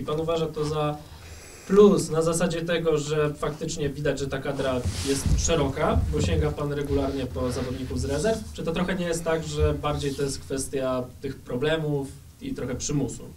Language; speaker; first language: Polish; native; Polish